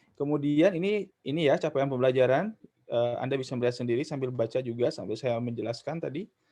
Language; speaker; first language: Indonesian; non-native, local second language; Sundanese